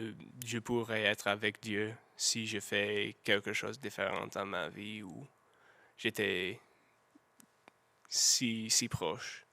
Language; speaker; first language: French; non-native, learner; English